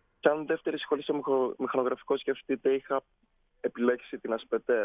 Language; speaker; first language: Greek; native; Greek